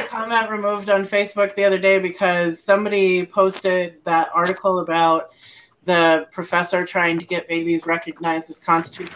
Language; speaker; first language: English; native; English